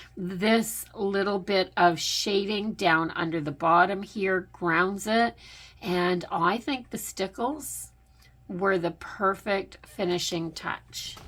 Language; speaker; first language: English; native; English